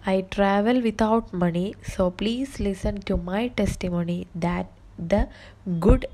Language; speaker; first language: English; non-native, local second language; Malayalam